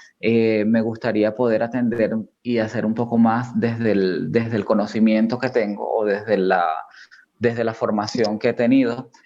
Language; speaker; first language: Spanish; native; Spanish